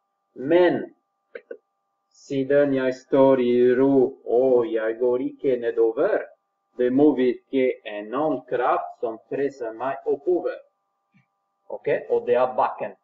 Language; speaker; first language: Norwegian; non-native, fluent; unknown